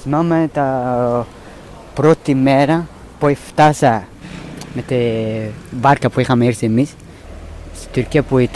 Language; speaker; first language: Greek; non-native, learner; Persian